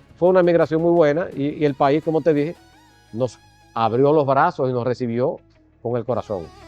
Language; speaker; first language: Spanish; native; Spanish